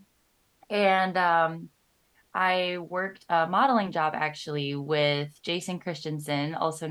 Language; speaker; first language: English; native; English